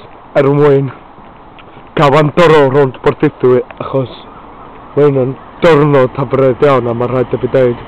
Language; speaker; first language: Welsh; non-native, learner; English